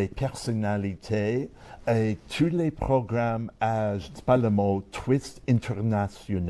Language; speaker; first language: French; non-native, learner; English